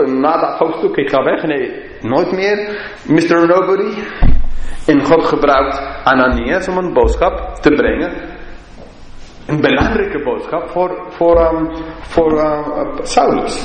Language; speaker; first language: Dutch; non-native, fluent; English